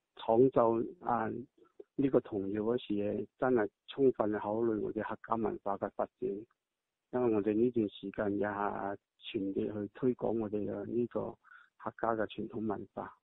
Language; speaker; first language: Cantonese; non-native, local second language; Hakka Chinese